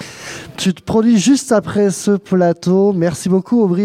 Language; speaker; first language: French; native; French